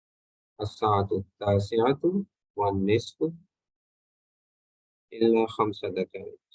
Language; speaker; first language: Arabic; non-native, learner; English